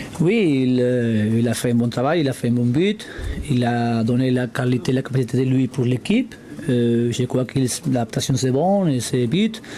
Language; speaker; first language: French; non-native, learner; Spanish